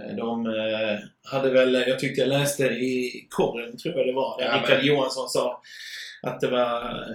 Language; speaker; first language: Swedish; native; Swedish